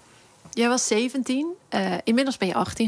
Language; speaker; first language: Dutch; native; Dutch